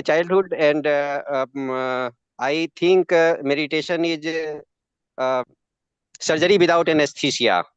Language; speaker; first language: English; non-native, learner; Hindi